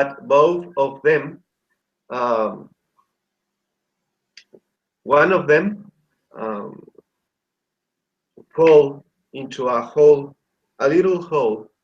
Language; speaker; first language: English; non-native, learner; Spanish